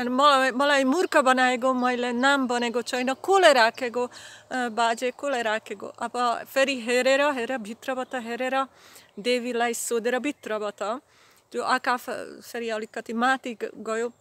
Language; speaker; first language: Nepali; non-native, learner; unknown